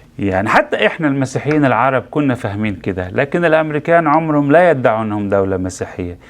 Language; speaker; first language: Arabic; native; Arabic